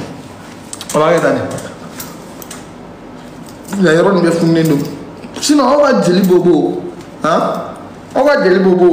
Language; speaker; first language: French; non-native, local second language; Bambara